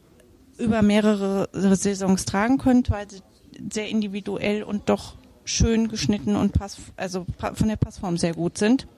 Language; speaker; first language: German; native; German